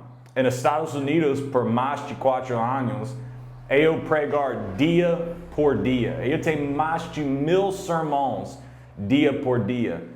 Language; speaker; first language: Portuguese; non-native, learner; English